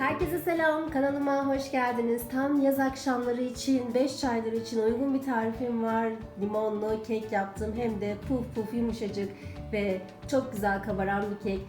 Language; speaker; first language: Turkish; native; Turkish